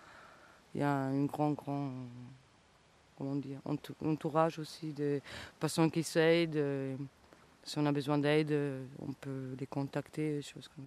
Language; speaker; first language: French; non-native, fluent; Italian